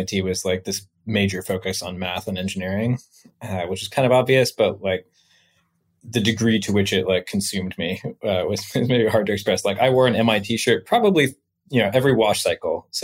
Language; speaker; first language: English; native; English